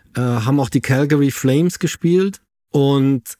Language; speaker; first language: German; native; German